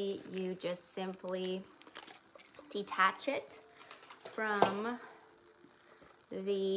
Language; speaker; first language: English; native; English